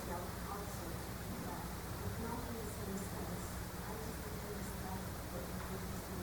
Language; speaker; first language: English; non-native, fluent; Dutch